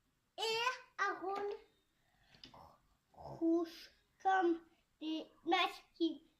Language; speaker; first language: French; native; French